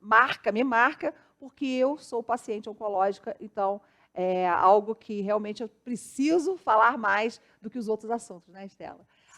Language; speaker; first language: Portuguese; native; Portuguese